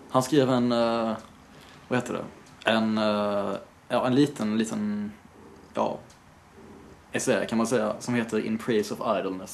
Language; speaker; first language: Swedish; native; Swedish